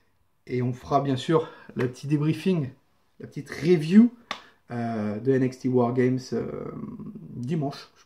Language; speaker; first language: French; native; French